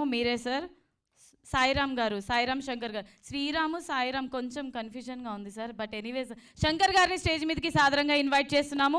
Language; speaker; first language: Telugu; native; Telugu